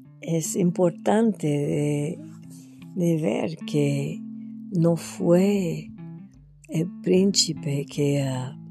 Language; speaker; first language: Spanish; non-native, fluent; French